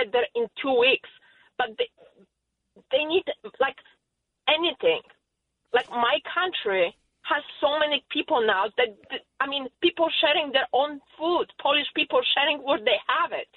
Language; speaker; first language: English; non-native, learner; Polish